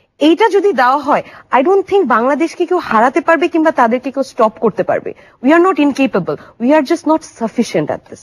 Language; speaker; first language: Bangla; native; Bangla